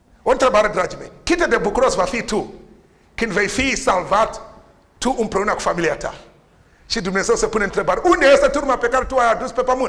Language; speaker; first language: Romanian; non-native, learner; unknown